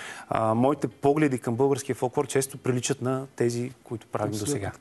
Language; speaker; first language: Bulgarian; native; Bulgarian